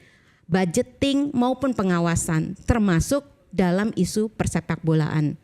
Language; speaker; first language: Indonesian; native; Indonesian